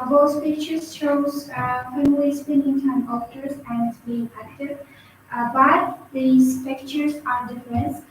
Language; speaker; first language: English; non-native, learner; Uzbek